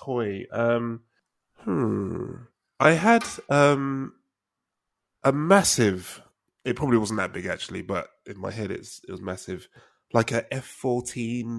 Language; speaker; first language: English; native; English